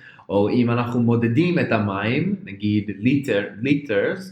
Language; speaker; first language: Hebrew; non-native, fluent; English